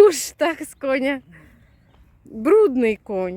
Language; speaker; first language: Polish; non-native, learner; Ukrainian